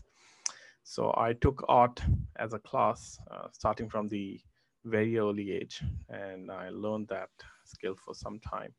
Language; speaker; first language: English; non-native, local second language; Hindi